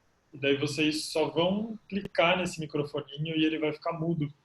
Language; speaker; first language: Portuguese; native; Portuguese